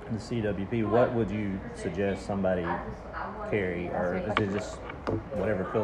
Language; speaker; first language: English; native; English